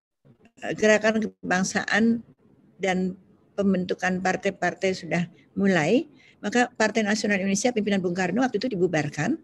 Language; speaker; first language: Indonesian; native; Indonesian